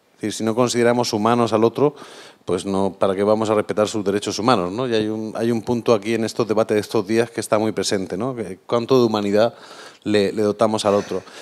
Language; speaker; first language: Spanish; native; Spanish